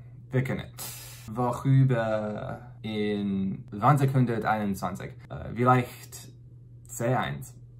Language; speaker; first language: German; non-native, learner; English